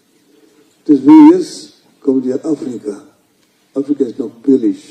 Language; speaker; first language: German; non-native, fluent; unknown